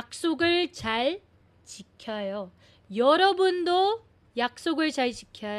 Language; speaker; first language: Korean; non-native, fluent; Filipino